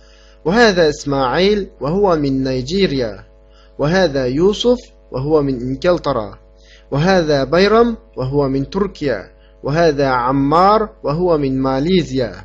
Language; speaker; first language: Arabic; non-native, fluent; Uyghur